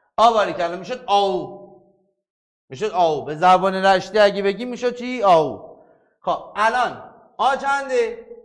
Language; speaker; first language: Persian; native; Persian